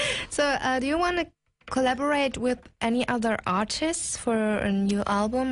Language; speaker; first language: English; non-native, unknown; German